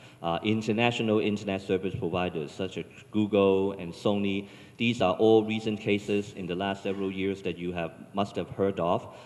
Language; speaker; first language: English; non-native, local second language; Cantonese